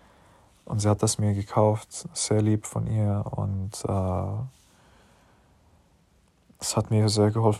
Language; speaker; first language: German; non-native, learner; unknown